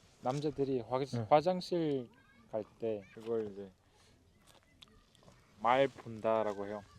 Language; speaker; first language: Korean; non-native, fluent; Mongolian